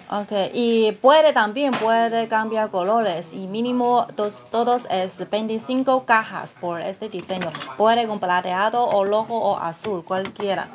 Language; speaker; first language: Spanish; non-native, learner; Chinese